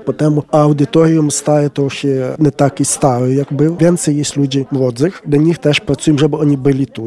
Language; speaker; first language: Polish; non-native, learner; Ukrainian